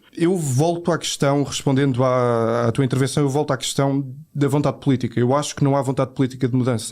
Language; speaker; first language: Portuguese; native; Portuguese